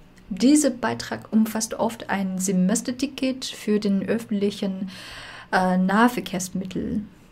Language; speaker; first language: German; non-native, fluent; Chinese